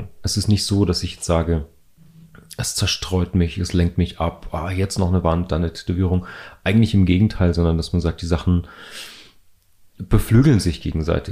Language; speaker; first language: German; native; German